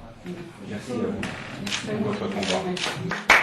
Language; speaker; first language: French; native; French